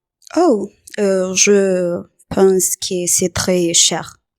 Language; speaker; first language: French; non-native, learner; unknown